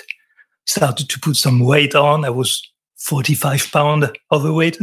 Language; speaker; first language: English; non-native, fluent; French